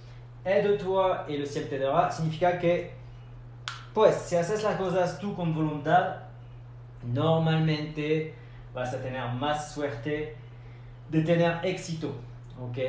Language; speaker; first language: Spanish; non-native, fluent; French